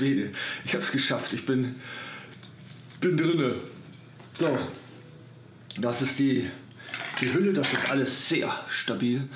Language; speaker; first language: German; native; German